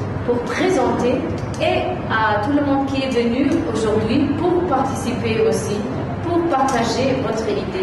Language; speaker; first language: French; non-native, fluent; German